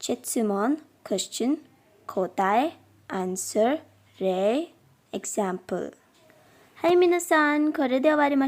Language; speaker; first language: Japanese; non-native, learner; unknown